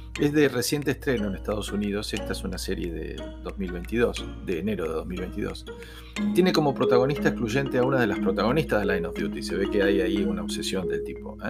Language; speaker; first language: Spanish; native; Spanish